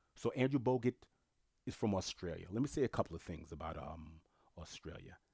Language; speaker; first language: English; early bilingual, other home language; French